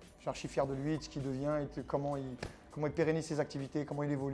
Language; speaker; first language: French; native; French